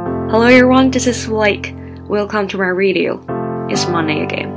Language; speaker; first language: English; non-native, fluent; Chinese